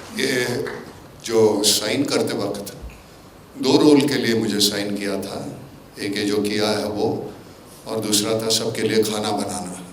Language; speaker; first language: Hindi; non-native, local second language; Marathi